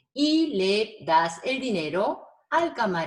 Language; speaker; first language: Spanish; non-native, fluent; Korean